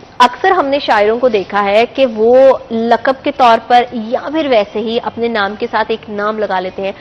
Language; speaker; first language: Urdu; non-native, local second language; Punjabi